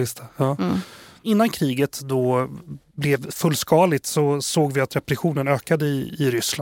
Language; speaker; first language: Swedish; native; Swedish